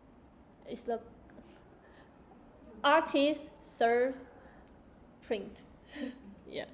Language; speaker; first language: English; non-native, learner; Chinese